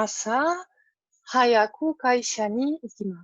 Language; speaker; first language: Japanese; non-native, learner; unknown